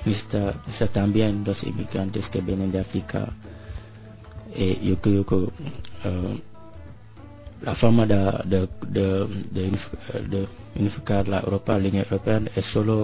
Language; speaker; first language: Spanish; non-native, learner; French